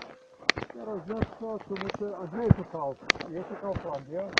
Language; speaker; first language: Polish; non-native, learner; Slovenian